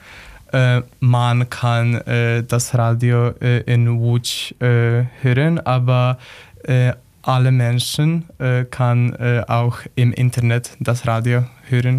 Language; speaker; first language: German; non-native, learner; Polish